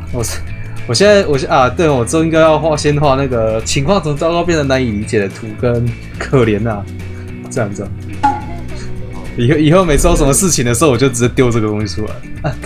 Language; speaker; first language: Chinese; native; Chinese